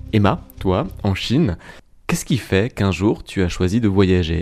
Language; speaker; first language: French; native; French